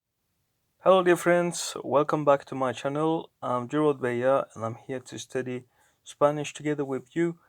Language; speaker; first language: English; non-native, fluent; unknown